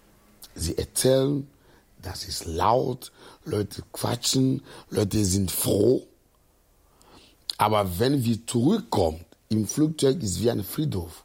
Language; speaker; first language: German; non-native, learner; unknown